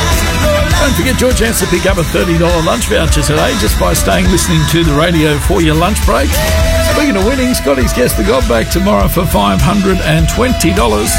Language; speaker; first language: English; native; English